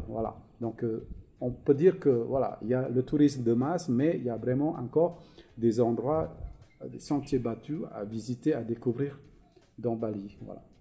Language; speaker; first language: French; non-native, fluent; Balinese